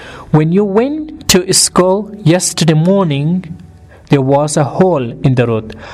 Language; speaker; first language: English; non-native, fluent; Persian